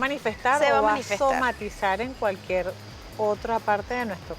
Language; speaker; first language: Spanish; native; Spanish